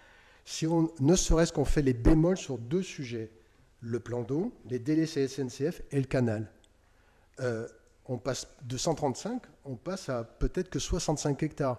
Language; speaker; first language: French; native; French